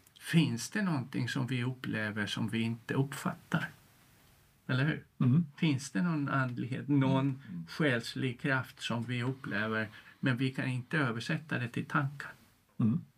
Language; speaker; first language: Swedish; non-native, local second language; Finnish